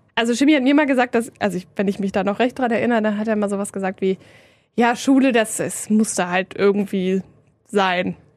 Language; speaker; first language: German; native; German